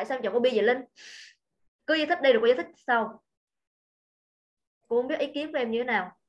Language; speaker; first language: Vietnamese; native; Vietnamese